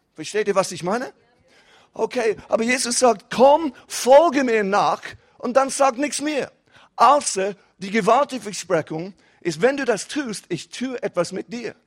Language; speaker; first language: German; non-native, fluent; English